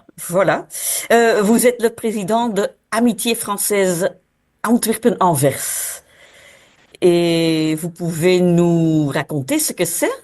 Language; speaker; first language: French; non-native, local second language; Dutch